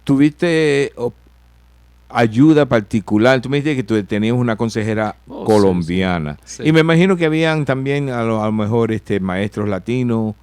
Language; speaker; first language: Spanish; early bilingual, heritage; Spanish